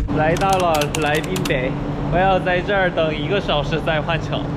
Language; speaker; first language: Chinese; non-native, fluent; Korean